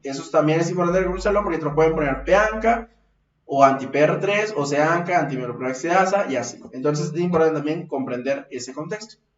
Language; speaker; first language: Spanish; native; Spanish